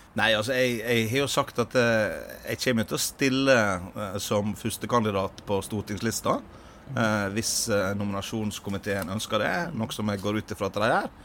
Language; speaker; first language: Norwegian; native; Norwegian